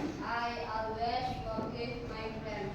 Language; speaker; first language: English; non-native, learner; Indonesian